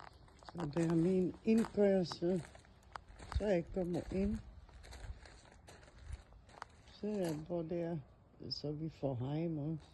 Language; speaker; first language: Danish; non-native, learner; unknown